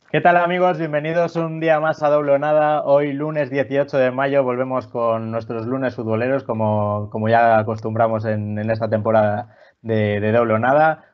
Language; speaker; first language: Spanish; native; Spanish